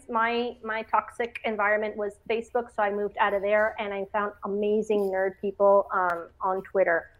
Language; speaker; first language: English; native; English